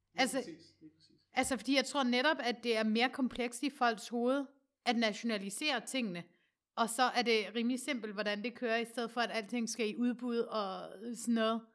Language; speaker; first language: Danish; native; Danish